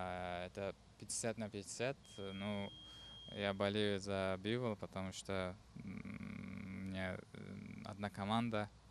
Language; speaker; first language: Russian; non-native, learner; Uzbek